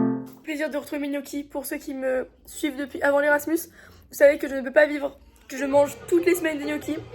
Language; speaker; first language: French; native; French